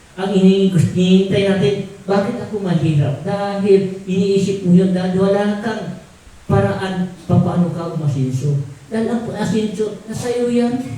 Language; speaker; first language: Filipino; non-native, local second language; Tausug